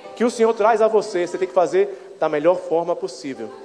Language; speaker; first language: Portuguese; native; Portuguese